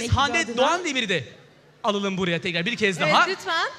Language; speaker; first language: Turkish; native; Turkish